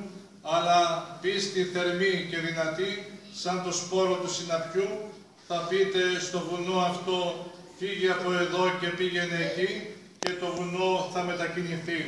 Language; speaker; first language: Greek; native; Greek